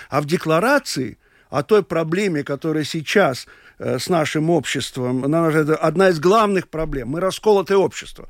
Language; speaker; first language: Russian; non-native, local second language; Latvian